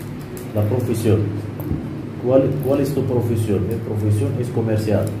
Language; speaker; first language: Spanish; non-native, learner; Arabic